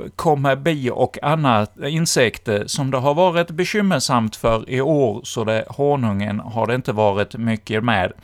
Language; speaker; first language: Swedish; native; Swedish